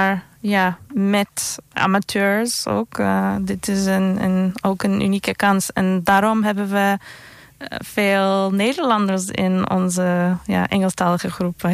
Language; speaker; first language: Dutch; non-native, fluent; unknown